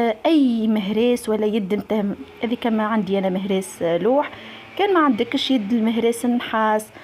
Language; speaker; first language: Arabic; native; Arabic